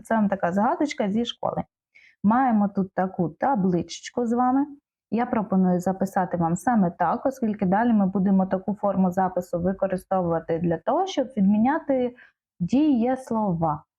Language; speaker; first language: Ukrainian; native; Ukrainian